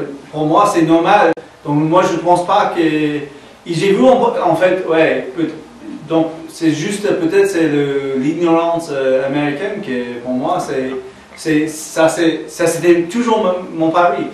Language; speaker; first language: French; non-native, learner; English